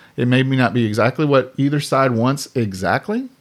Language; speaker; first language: English; native; English